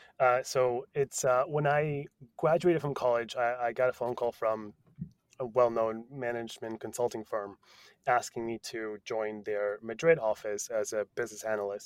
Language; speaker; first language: English; non-native, fluent; Spanish